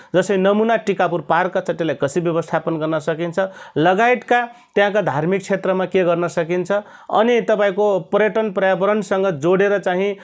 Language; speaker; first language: Nepali; non-native, local second language; Rana Tharu